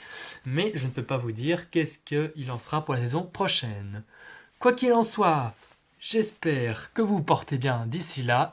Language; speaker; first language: French; native; French